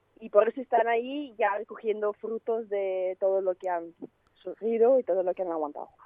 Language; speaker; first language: Spanish; non-native, fluent; Russian